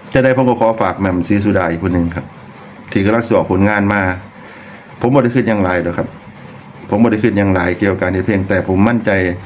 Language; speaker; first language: Thai; non-native, local second language; Lao